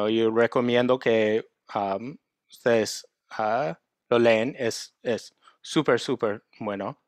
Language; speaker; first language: Spanish; non-native, fluent; English